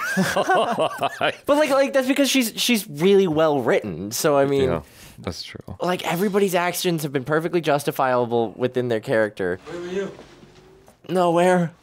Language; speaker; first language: English; native; English